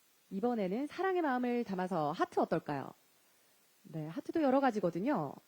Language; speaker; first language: Korean; native; Korean